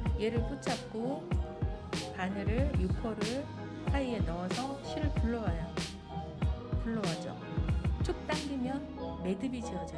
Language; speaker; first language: Korean; native; Korean